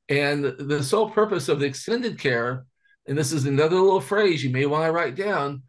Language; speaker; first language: English; native; English